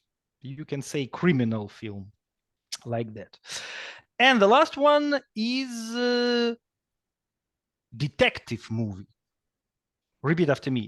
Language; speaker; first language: English; non-native, fluent; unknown